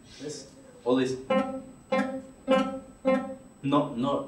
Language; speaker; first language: English; non-native, learner; Spanish